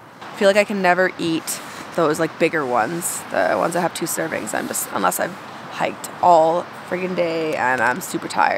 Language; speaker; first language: English; native; English